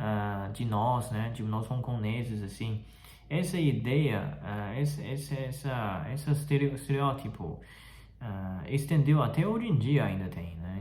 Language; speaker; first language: Portuguese; non-native, fluent; Chinese